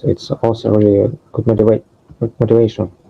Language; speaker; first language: English; non-native, fluent; Russian